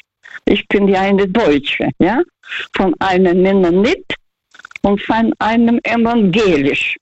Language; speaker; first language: German; non-native, fluent; Russian